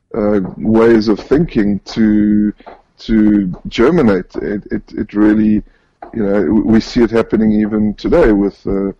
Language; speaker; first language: English; native; English